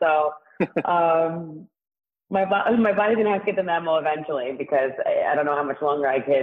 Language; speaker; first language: English; native; English